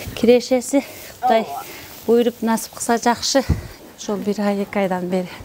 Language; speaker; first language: Kyrgyz; native; Kyrgyz